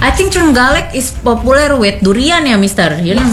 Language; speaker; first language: English; non-native, learner; Indonesian